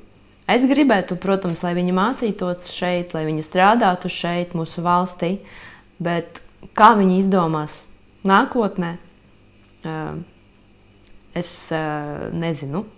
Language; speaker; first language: Latvian; non-native, local second language; Russian